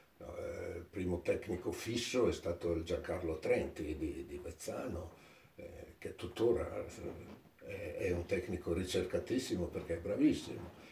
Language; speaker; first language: Italian; native; Italian